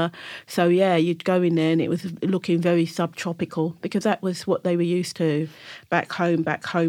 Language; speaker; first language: English; native; English